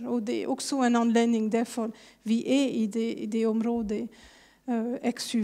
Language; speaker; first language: Swedish; non-native, fluent; French